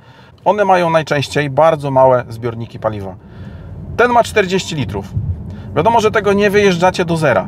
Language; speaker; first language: Polish; native; Polish